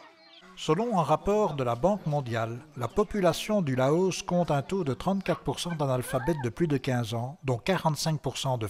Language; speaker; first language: French; native; French